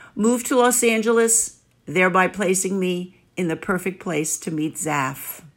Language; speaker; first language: English; early bilingual, other home language; Greek